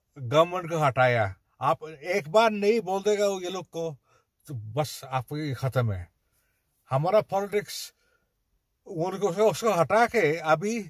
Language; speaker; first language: Hindi; non-native, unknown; Bangla